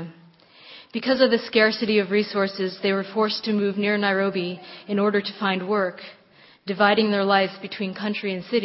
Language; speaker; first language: English; native; English